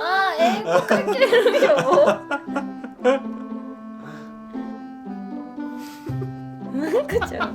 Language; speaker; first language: Korean; non-native, learner; Japanese